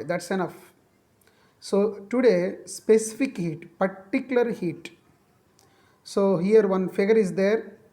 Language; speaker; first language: English; non-native, local second language; Telugu